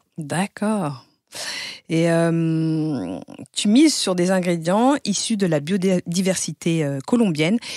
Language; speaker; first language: French; native; French